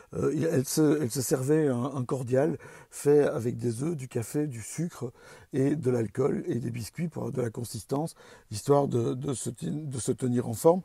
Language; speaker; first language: French; native; French